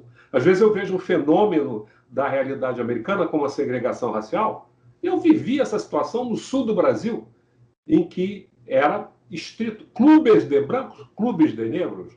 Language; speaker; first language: Portuguese; native; Portuguese